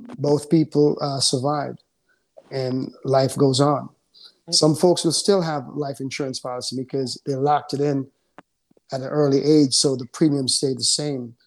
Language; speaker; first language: English; native; English